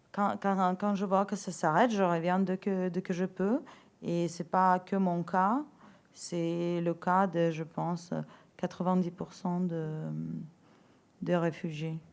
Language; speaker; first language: French; non-native, fluent; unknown